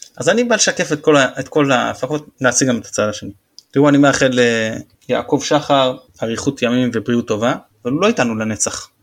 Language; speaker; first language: Hebrew; native; Hebrew